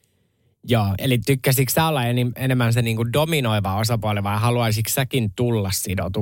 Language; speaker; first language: Finnish; native; Finnish